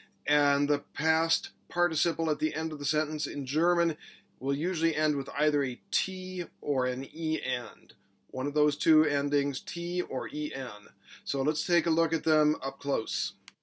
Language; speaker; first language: English; native; English